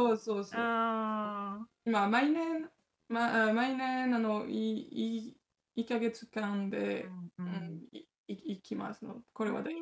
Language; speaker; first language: Japanese; non-native, learner; French